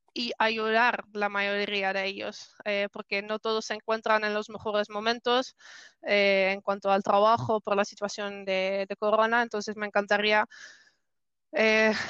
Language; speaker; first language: Spanish; non-native, fluent; Dutch